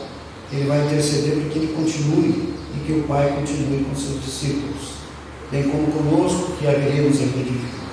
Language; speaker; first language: Portuguese; native; Portuguese